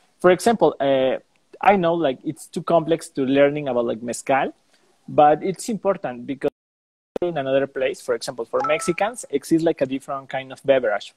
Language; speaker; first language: English; non-native, learner; Spanish